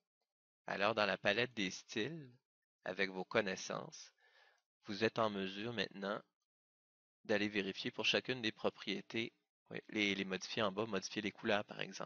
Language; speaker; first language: French; native; French